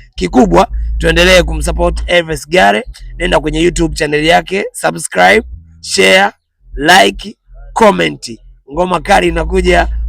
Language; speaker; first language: Swahili; native; Swahili